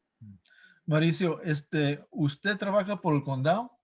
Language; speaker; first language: Spanish; early bilingual, heritage; English